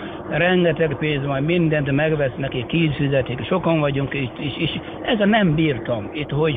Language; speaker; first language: Hungarian; non-native, fluent; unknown